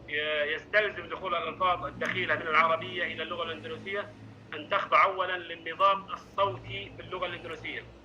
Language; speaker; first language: Arabic; non-native, fluent; Indonesian